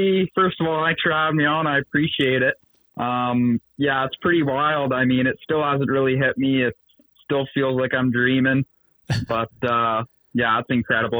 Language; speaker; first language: English; native; English